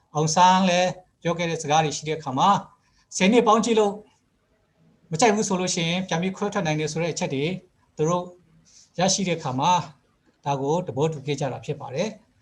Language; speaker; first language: Burmese; non-native, local second language; Kachin